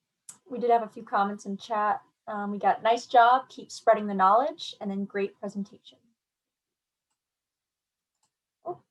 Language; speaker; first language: English; native; English